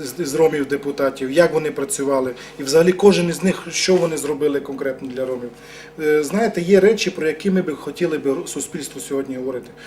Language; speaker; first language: Ukrainian; native; Ukrainian